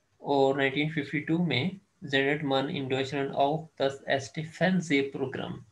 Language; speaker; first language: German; non-native, fluent; Urdu